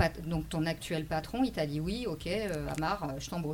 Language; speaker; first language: French; native; French